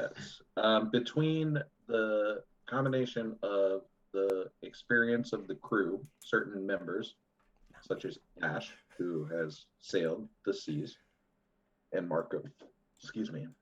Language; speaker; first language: English; native; English